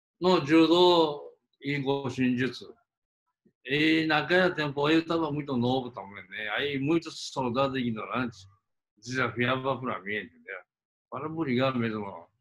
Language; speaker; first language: Portuguese; non-native, fluent; Japanese